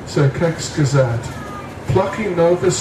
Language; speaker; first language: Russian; non-native, learner; English